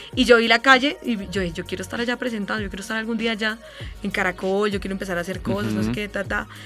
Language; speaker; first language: Spanish; native; Spanish